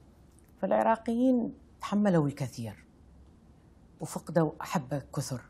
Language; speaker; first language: Arabic; native; Arabic